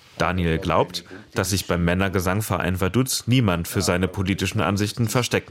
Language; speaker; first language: German; native; German